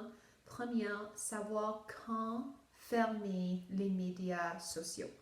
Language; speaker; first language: French; non-native, local second language; English